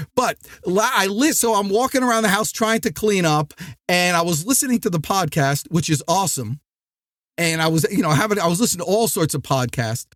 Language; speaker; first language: English; native; English